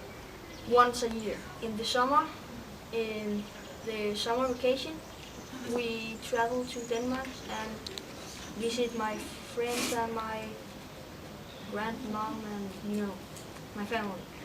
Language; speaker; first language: English; non-native, learner; Danish